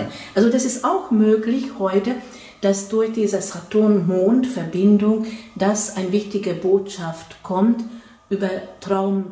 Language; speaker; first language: German; non-native, fluent; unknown